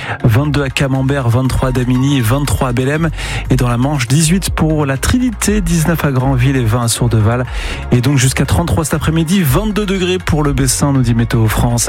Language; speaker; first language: French; native; French